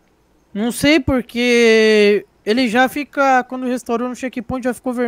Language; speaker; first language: Portuguese; native; Portuguese